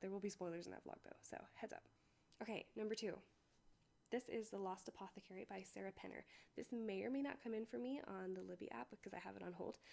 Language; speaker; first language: English; native; English